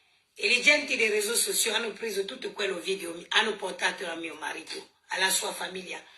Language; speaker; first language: Italian; non-native, learner; French